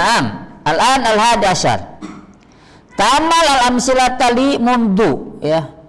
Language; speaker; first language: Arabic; non-native, fluent; Indonesian